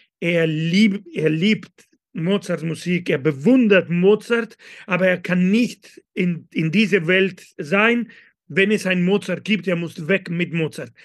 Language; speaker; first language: German; non-native, fluent; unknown